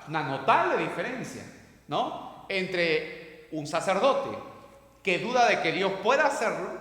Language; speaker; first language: Spanish; native; Spanish